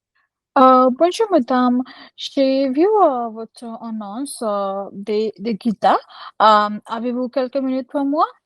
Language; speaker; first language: French; non-native, learner; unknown